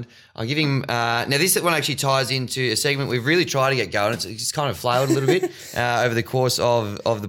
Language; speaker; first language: English; native; English